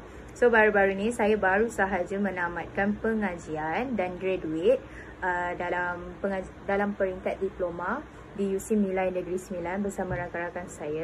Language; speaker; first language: Malay; native; Malay